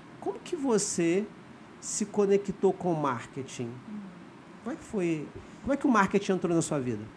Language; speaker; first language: Portuguese; native; Portuguese